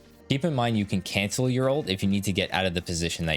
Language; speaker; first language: English; native; English